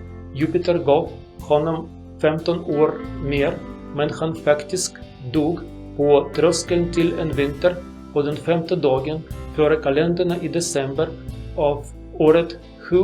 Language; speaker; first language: Swedish; non-native, learner; Russian